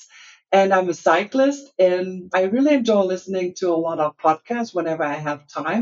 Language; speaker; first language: English; non-native, fluent; German